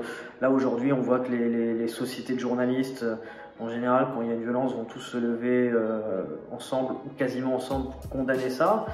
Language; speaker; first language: French; native; French